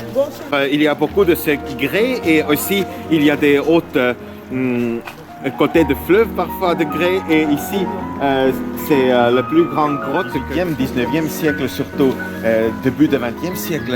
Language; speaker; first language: French; non-native, fluent; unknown